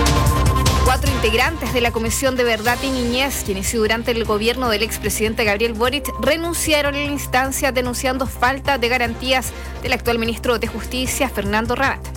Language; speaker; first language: Spanish; native; Spanish